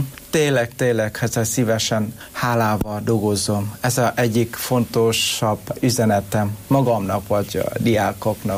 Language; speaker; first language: Hungarian; non-native, learner; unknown